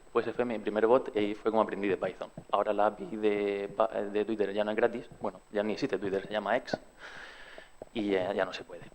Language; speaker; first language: Spanish; early bilingual, other home language; Romanian